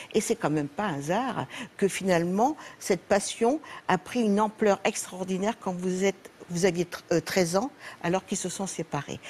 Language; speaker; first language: French; native; French